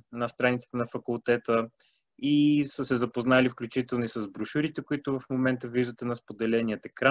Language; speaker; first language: Bulgarian; native; Bulgarian